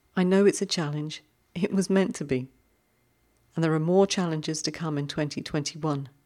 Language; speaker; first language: English; native; English